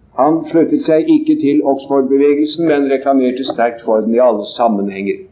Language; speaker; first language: Norwegian; native; Norwegian